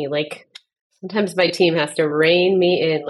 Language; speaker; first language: English; native; English